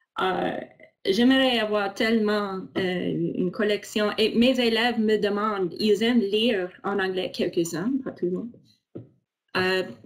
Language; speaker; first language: French; non-native, fluent; English